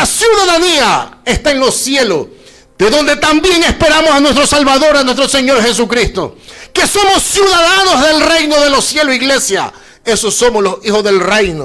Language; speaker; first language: Spanish; native; Spanish